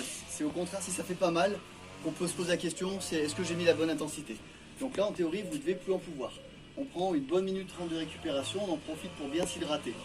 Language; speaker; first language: French; native; French